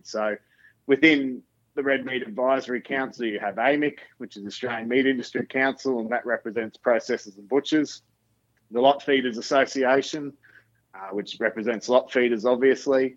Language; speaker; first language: English; native; English